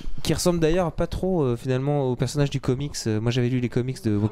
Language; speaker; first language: French; native; French